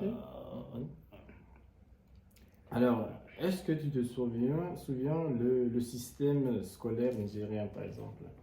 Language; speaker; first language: French; non-native, fluent; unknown